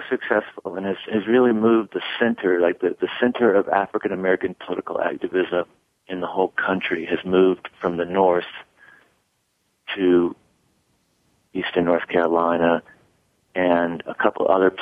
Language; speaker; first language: English; native; English